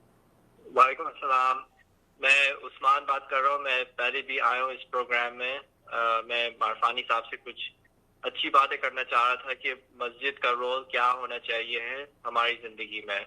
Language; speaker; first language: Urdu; early bilingual, heritage; Urdu